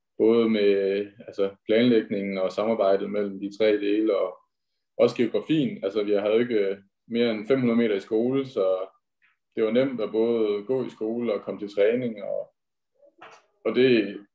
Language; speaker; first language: Danish; native; Danish